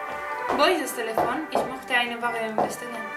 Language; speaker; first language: German; non-native, learner; Spanish